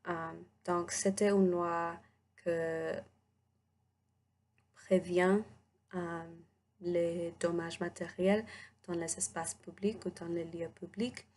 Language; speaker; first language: French; non-native, learner; English